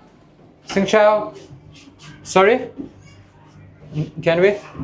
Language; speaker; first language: English; non-native, fluent; Lithuanian